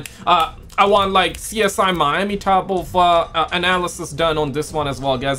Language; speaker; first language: English; native; English